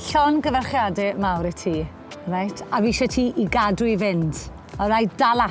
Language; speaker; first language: Welsh; native; Welsh